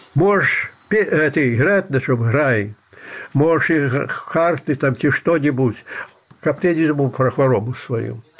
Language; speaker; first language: Russian; non-native, local second language; Belarusian